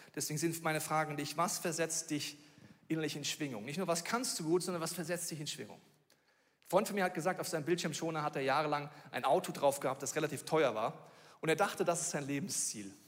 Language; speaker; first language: German; native; German